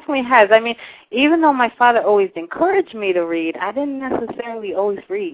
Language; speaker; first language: English; native; English